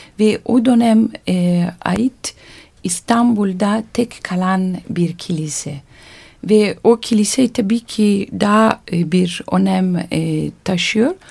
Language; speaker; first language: Turkish; non-native, learner; Italian